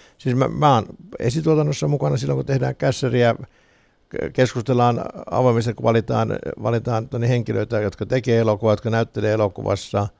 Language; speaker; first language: Finnish; native; Finnish